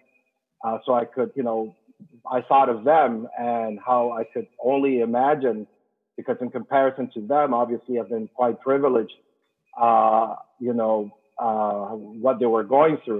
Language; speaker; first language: English; non-native, fluent; Spanish